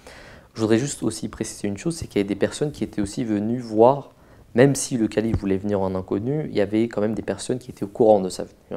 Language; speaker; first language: French; native; French